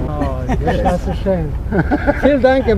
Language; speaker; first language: English; non-native, learner; Croatian